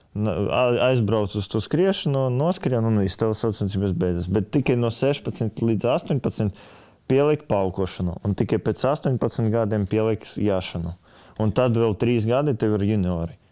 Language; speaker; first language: Latvian; native; Latvian